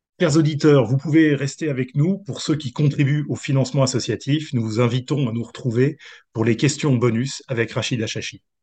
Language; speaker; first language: French; native; French